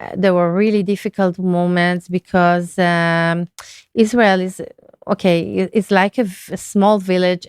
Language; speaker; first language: English; non-native, fluent; Hebrew